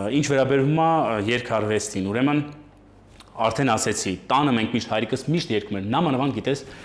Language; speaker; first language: Armenian; early bilingual, heritage; Armenian